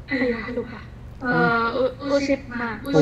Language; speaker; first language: Korean; non-native, learner; Indonesian